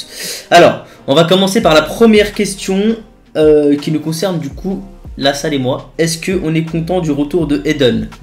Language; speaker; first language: French; native; French